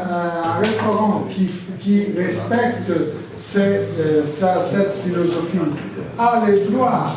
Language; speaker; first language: French; non-native, learner; Italian